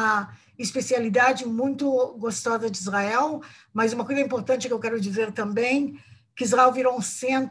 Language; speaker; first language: Portuguese; non-native, fluent; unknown